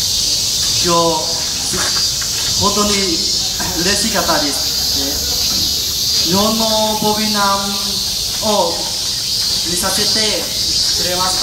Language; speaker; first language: Japanese; non-native, learner; Vietnamese